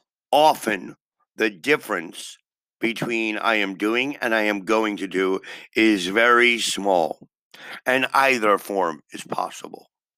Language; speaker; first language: English; native; English